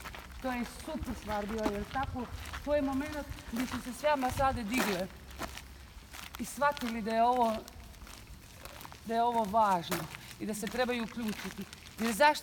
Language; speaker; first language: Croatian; non-native, fluent; German